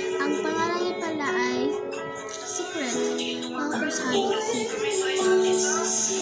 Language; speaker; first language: Filipino; non-native, local second language; Cebuano